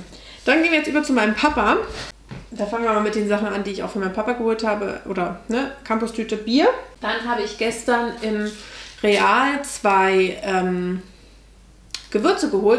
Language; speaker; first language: German; native; German